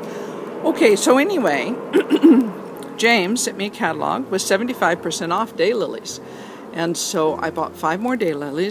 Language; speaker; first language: English; native; English